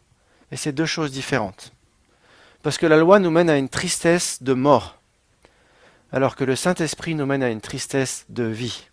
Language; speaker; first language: French; native; French